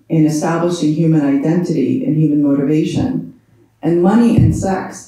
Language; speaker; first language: English; native; English